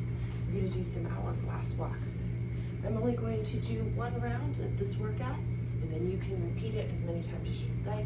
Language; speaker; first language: English; native; English